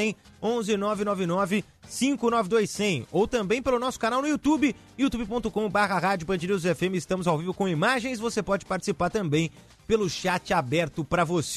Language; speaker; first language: Portuguese; native; Portuguese